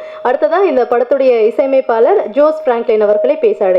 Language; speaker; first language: Tamil; native; Tamil